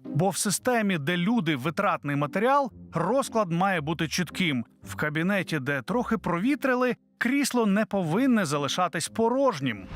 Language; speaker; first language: Ukrainian; native; Ukrainian